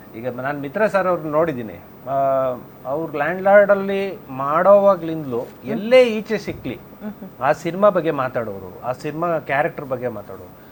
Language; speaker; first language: Kannada; native; Kannada